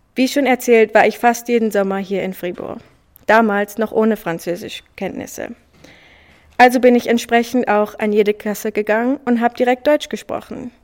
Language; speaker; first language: German; early bilingual, other home language; Swiss German